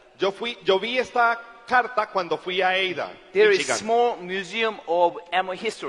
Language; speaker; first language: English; non-native, learner; Korean